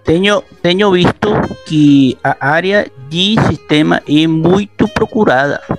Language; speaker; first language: Portuguese; non-native, learner; Spanish